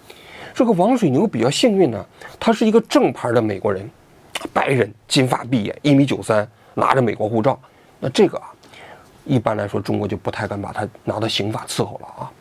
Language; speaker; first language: Chinese; native; Chinese